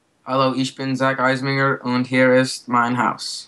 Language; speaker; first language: German; non-native, learner; English